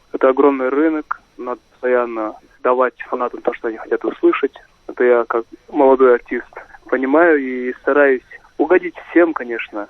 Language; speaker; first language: Russian; non-native, local second language; Kazakh